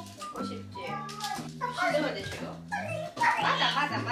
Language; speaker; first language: Korean; non-native, fluent; Japanese